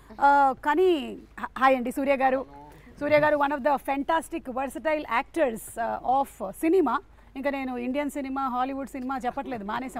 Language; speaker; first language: Telugu; native; Telugu